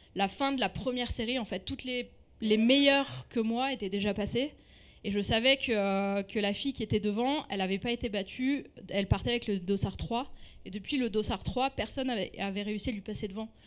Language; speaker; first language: French; native; French